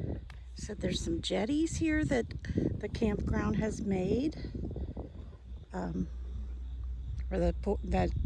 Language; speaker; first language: English; native; English